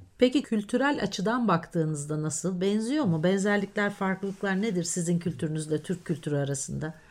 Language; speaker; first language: Turkish; native; Turkish